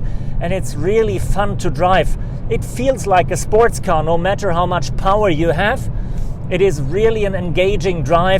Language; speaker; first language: English; non-native, fluent; German